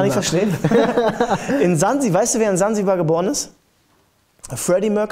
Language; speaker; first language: German; native; German